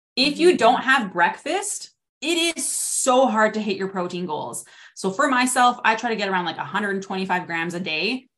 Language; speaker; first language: English; native; English